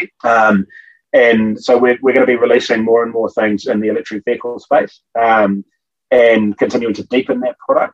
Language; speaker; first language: English; native; English